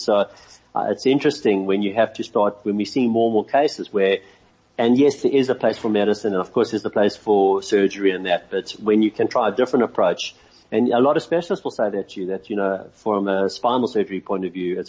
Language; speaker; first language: English; native; English